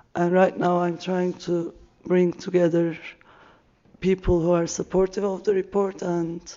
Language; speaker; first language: English; non-native, fluent; Turkish